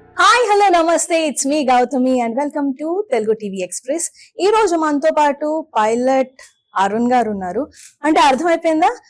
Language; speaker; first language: Telugu; native; Telugu